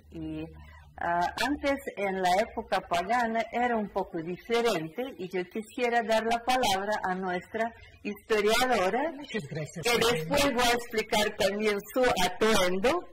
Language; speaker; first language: Spanish; non-native, fluent; Russian